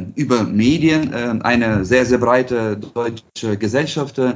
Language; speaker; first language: German; non-native, fluent; Ukrainian